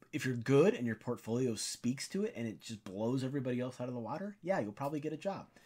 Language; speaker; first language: English; native; English